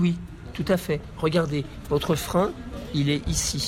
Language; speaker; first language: French; native; French